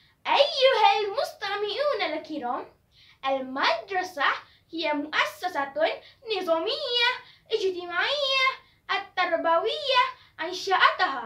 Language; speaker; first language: Arabic; non-native, learner; Malay